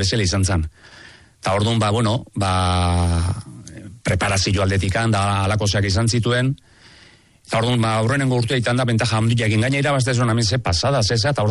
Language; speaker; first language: Basque; native; Basque